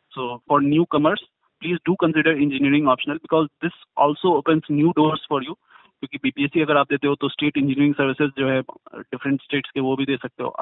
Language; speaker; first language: Hindi; native; Hindi